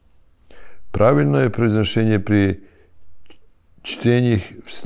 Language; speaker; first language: Russian; non-native, learner; Serbian